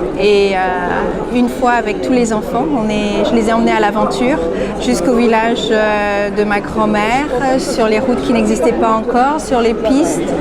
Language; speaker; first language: French; native; French